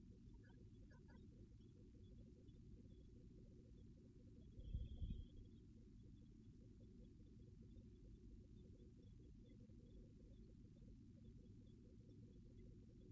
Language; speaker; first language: English; non-native, fluent; Japanese